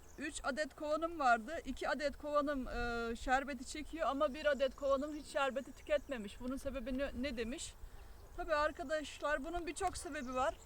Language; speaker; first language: Turkish; native; Turkish